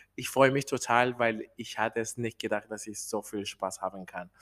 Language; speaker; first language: German; non-native, fluent; Spanish